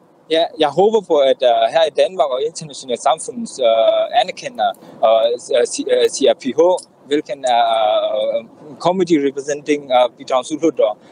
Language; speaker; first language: Danish; non-native, fluent; Hakha Chin